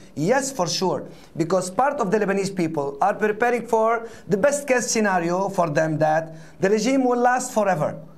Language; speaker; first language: English; non-native, fluent; Arabic